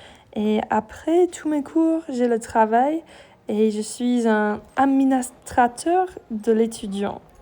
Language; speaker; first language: French; non-native, learner; English